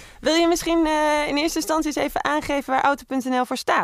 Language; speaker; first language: Dutch; native; Dutch